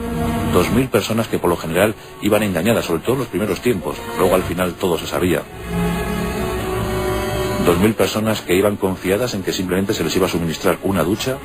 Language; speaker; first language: Spanish; native; Spanish